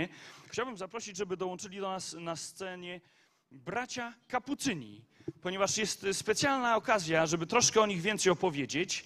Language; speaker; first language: Polish; native; Polish